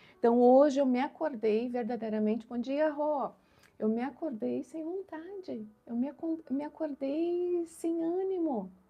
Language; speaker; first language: Portuguese; native; Portuguese